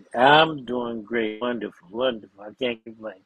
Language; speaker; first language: English; native; English